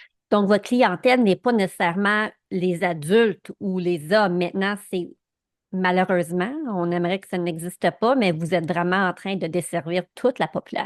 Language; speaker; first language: French; native; French